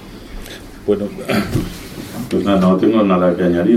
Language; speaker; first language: Spanish; native; Spanish